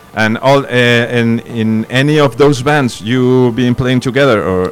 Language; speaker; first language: English; non-native, learner; Spanish